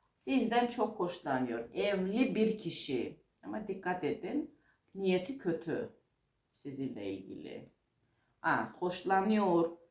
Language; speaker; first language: Turkish; non-native, fluent; Russian